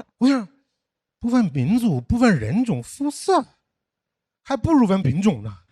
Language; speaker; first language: Chinese; non-native, fluent; English